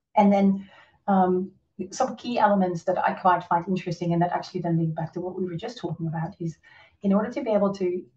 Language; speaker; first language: English; non-native, fluent; Dutch